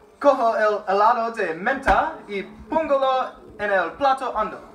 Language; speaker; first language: Spanish; non-native, learner; English